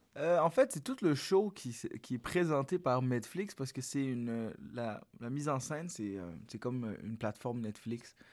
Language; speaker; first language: French; early bilingual, other home language; Arabic